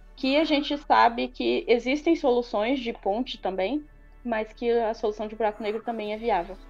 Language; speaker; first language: Portuguese; native; Portuguese